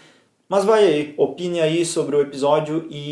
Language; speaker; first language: Portuguese; native; Portuguese